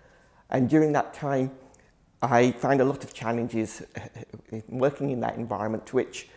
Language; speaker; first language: English; early bilingual, other home language; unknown